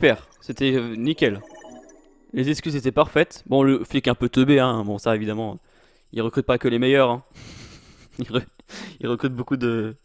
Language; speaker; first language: French; native; French